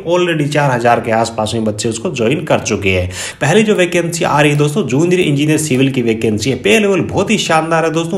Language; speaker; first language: Hindi; native; Hindi